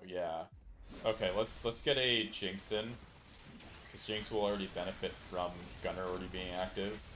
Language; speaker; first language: English; native; English